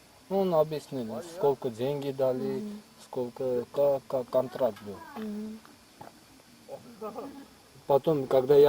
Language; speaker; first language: Russian; non-native, local second language; Armenian